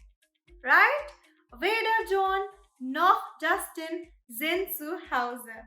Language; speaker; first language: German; non-native, fluent; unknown